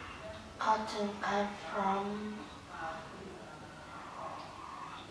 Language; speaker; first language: English; non-native, learner; Vietnamese